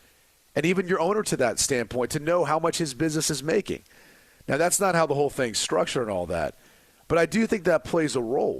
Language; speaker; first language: English; native; English